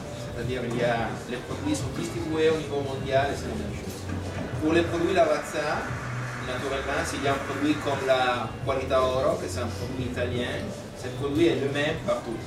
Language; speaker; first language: French; non-native, fluent; Italian